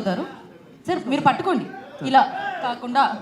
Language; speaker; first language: Telugu; native; Telugu